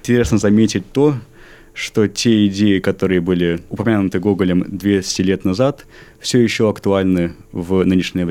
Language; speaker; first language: Russian; early bilingual, heritage; Russian